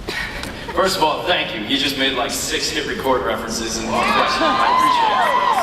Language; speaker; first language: English; native; English